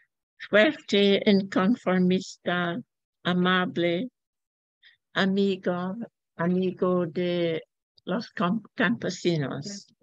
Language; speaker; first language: Spanish; non-native, learner; English